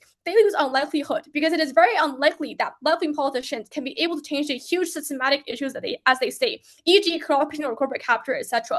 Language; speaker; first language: English; non-native, fluent; Chinese